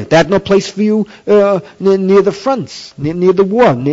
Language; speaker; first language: English; native; English